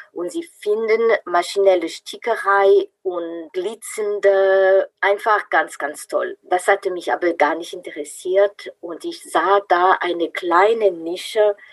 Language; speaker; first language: German; non-native, fluent; French